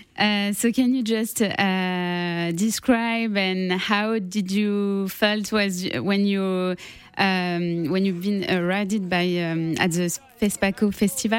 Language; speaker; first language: English; non-native, learner; French